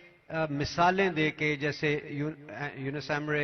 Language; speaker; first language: Urdu; native; Urdu